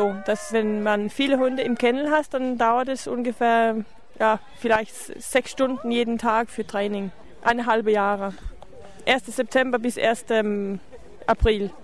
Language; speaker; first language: German; non-native, learner; Swedish